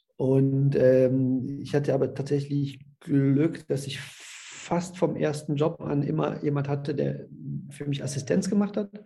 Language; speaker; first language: German; early bilingual, other home language; Russian